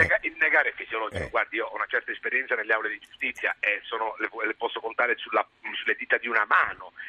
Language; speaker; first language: Italian; native; Italian